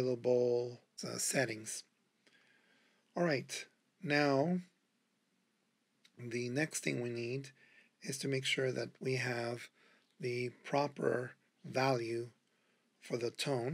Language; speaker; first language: English; native; English